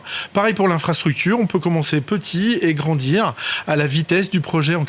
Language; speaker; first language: French; native; French